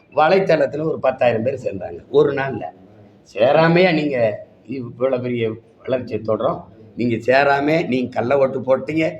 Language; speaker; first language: Tamil; native; Tamil